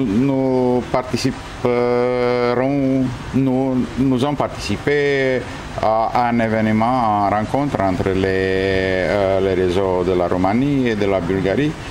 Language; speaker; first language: French; non-native, fluent; Romanian